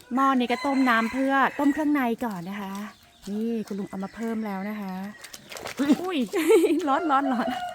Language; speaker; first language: Thai; non-native, local second language; S'gaw Karen